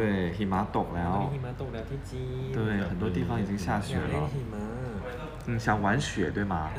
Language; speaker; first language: Chinese; non-native, fluent; Thai